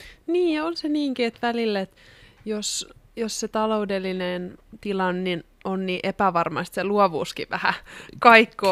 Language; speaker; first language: Finnish; native; Finnish